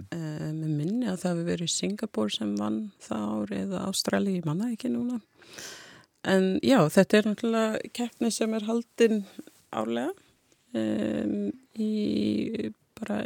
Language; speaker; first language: Icelandic; non-native, fluent; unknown